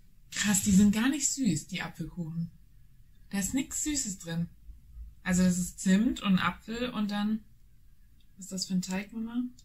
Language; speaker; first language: German; native; German